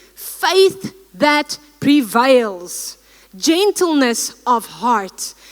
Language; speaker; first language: English; non-native, local second language; Afrikaans